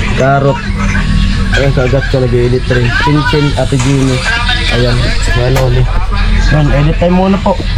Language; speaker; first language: Filipino; non-native, local second language; Bikol